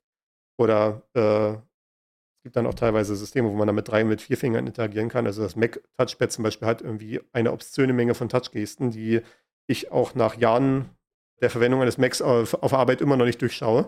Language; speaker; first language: German; native; German